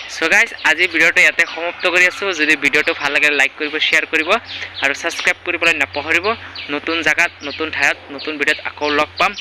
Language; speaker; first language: Assamese; non-native, local second language; Bangla